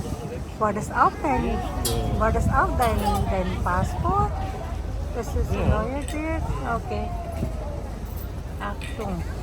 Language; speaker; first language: German; non-native, fluent; Filipino